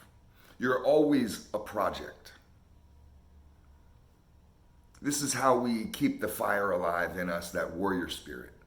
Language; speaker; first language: English; native; English